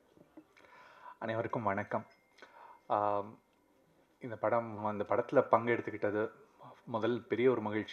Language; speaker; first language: Tamil; native; Tamil